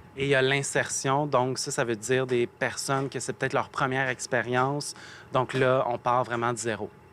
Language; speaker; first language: French; native; French